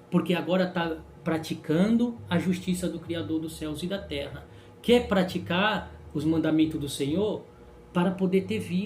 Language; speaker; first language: Portuguese; native; Portuguese